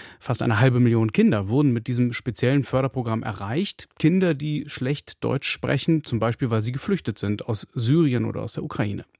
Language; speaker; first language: German; native; German